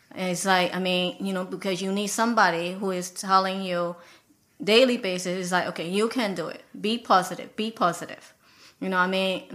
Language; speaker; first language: English; non-native, fluent; Burmese